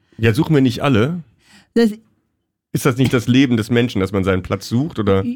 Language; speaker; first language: German; native; German